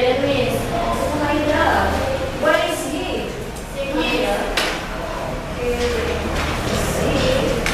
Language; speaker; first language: English; non-native, learner; Indonesian